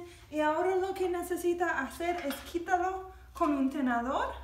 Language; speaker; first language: Spanish; non-native, learner; English